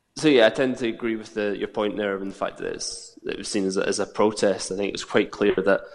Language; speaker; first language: English; native; English